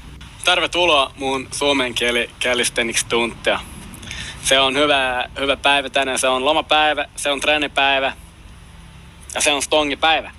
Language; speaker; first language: Finnish; non-native, local second language; Swedish